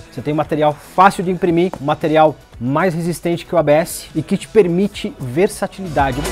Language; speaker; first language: Portuguese; native; Portuguese